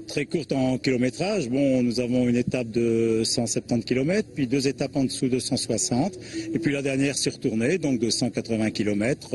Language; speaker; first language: French; native; French